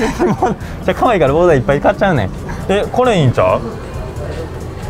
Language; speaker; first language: Japanese; native; Japanese